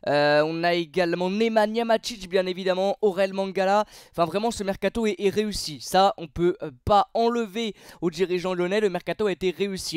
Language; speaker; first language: French; native; French